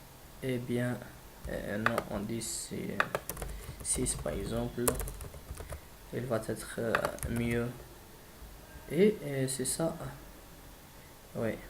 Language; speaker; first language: French; non-native, learner; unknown